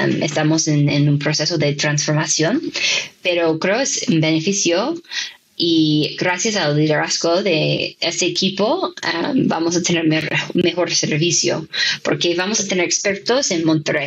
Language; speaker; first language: Spanish; non-native, fluent; English